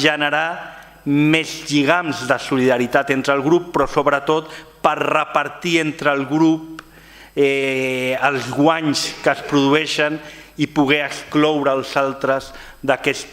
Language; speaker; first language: Catalan; native; Catalan